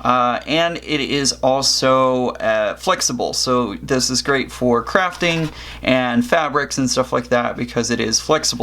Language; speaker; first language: English; native; English